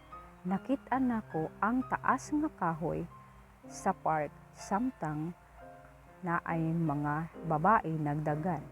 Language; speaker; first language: Cebuano; non-native, learner; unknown